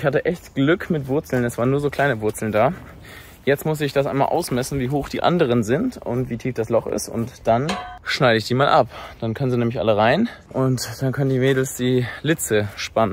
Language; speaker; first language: German; native; German